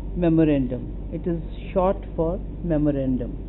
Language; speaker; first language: English; non-native, local second language; Punjabi